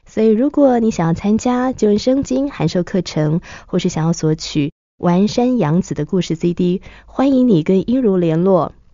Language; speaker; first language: Chinese; native; Chinese